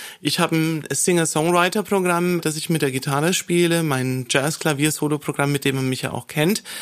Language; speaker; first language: German; native; German